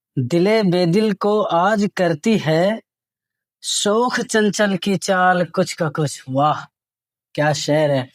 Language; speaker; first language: Urdu; native; Urdu